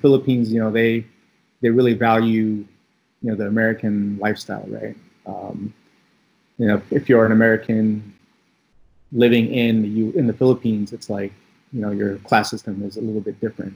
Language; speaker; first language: English; early bilingual, other home language; Filipino